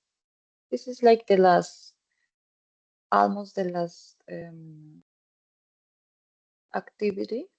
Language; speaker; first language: English; non-native, fluent; Spanish